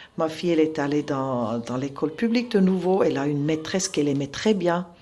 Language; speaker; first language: French; non-native, local second language; Swiss German